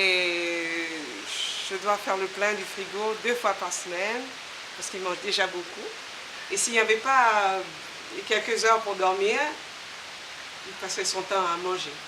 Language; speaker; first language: French; non-native, local second language; Seselwa Creole French